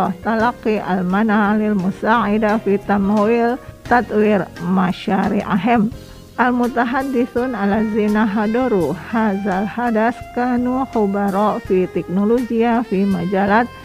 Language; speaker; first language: Arabic; non-native, fluent; Indonesian